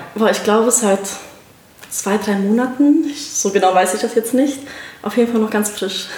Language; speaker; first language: German; early bilingual, other home language; Russian